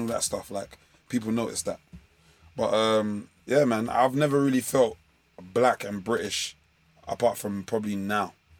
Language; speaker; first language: English; native; English